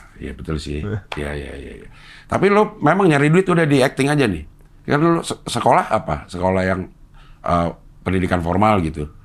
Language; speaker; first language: Indonesian; native; Indonesian